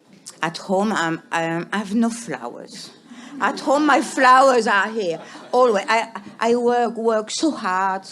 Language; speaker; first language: English; non-native, fluent; French